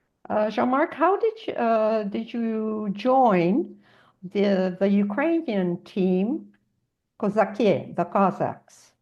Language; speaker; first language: English; native; English